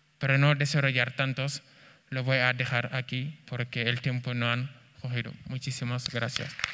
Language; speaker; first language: Spanish; non-native, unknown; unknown